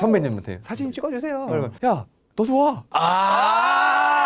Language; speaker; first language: Korean; native; Korean